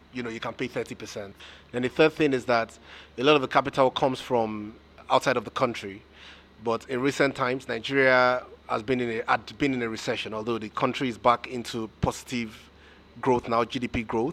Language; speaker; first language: English; non-native, local second language; Yoruba